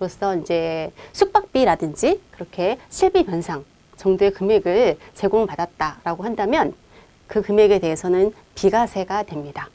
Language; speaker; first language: Korean; native; Korean